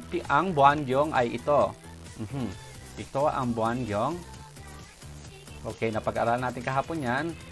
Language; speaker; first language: Filipino; native; Filipino